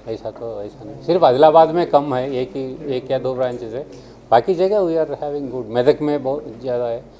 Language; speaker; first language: Hindi; non-native, local second language; Telugu